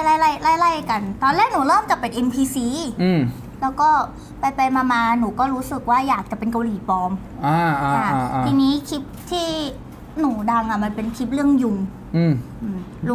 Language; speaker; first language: Thai; early bilingual, other home language; Korean